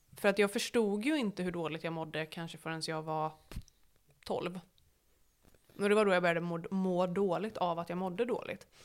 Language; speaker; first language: Swedish; native; Swedish